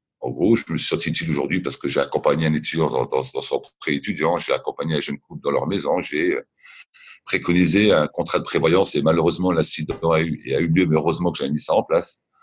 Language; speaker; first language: French; native; French